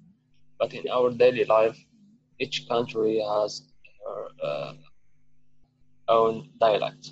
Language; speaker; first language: English; non-native, local second language; Arabic